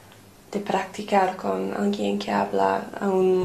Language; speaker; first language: Spanish; non-native, fluent; English